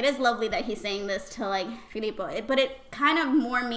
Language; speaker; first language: English; non-native, fluent; Spanish